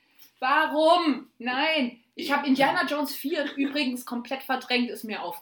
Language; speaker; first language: German; native; German